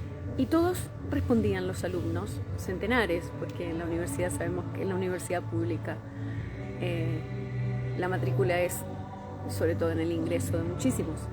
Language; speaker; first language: Spanish; native; Spanish